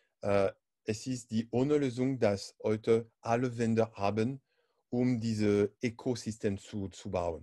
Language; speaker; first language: German; non-native, learner; French